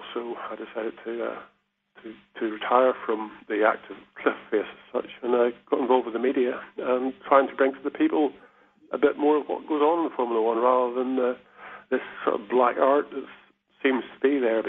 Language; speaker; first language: English; native; English